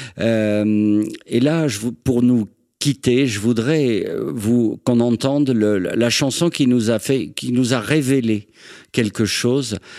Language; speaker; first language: French; native; French